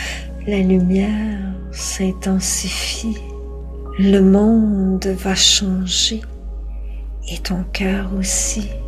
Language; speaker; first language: French; native; French